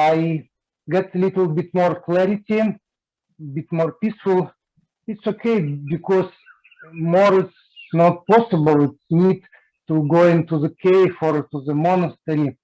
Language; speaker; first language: English; non-native, learner; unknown